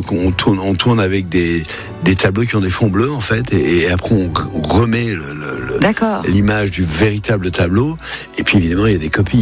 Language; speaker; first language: French; native; French